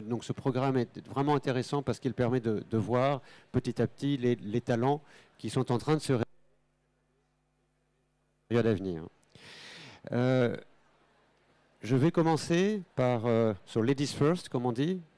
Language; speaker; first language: French; native; French